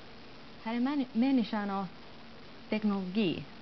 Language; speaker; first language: Swedish; non-native, local second language; Finnish